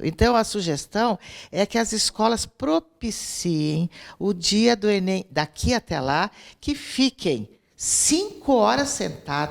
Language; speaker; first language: Portuguese; native; Portuguese